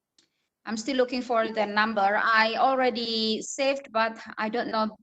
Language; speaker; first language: English; non-native, fluent; Indonesian